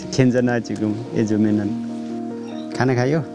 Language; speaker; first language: Korean; non-native, learner; Nepali